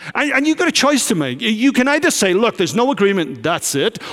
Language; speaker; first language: English; native; English